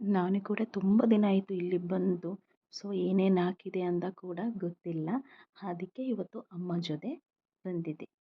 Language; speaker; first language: Kannada; non-native, local second language; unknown